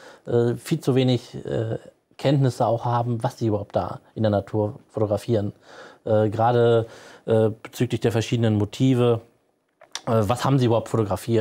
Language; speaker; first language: German; native; German